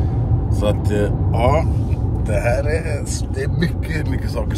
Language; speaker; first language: Swedish; native; Swedish